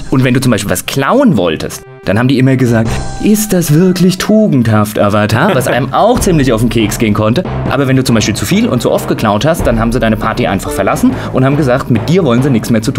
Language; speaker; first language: German; native; German